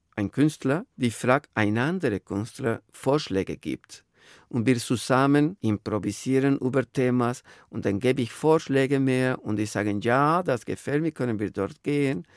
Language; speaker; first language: German; non-native, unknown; Spanish